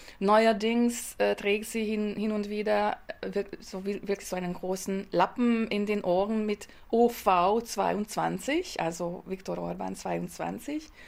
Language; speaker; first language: German; non-native, fluent; Hungarian